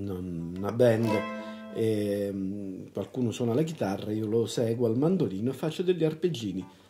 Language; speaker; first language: Italian; native; Italian